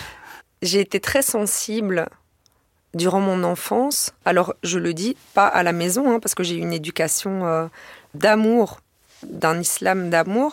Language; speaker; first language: French; native; French